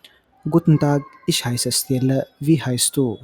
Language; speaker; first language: German; non-native, fluent; Tigrinya